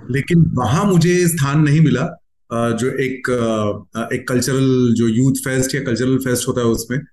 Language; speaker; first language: Hindi; non-native, local second language; Gujarati